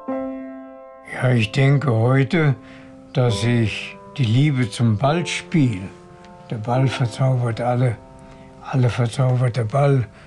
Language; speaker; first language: German; native; German